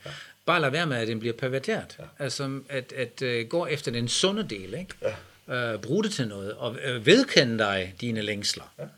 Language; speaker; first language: Danish; native; Danish